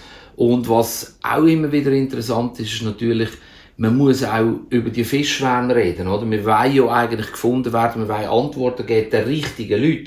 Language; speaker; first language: German; native; German